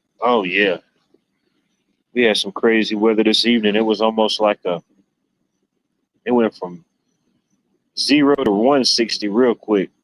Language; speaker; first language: English; native; English